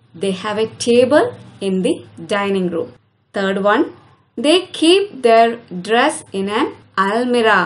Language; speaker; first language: English; non-native, local second language; Malayalam